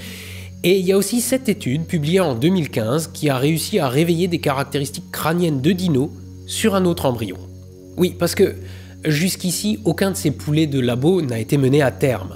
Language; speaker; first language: French; native; French